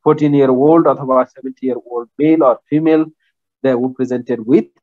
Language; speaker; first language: English; non-native, local second language; Nepali